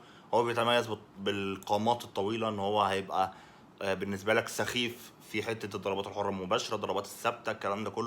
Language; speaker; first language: Arabic; native; Arabic